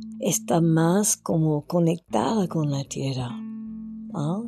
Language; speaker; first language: Spanish; non-native, fluent; French